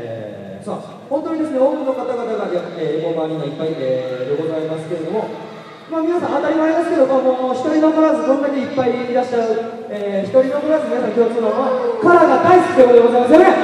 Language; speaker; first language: Japanese; native; Japanese